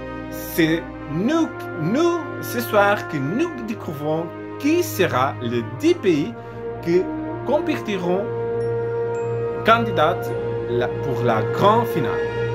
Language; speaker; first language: French; non-native, learner; Portuguese